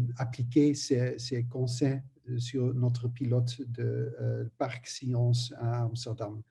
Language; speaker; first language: French; non-native, learner; Dutch